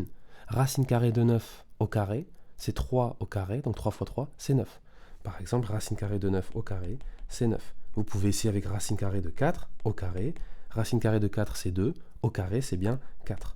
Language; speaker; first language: French; native; French